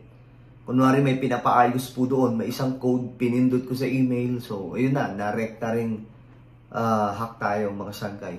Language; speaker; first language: Filipino; native; Filipino